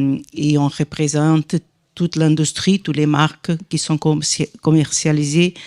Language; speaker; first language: French; non-native, fluent; Portuguese